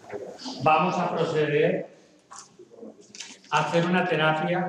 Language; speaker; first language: Spanish; native; Spanish